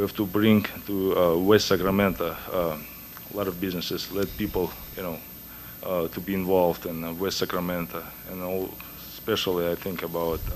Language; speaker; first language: English; non-native, fluent; Russian